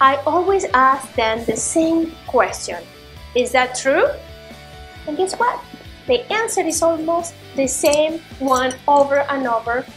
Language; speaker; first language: English; non-native, fluent; Spanish